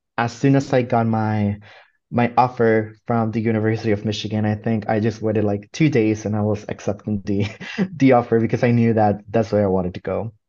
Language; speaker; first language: English; non-native, fluent; Spanish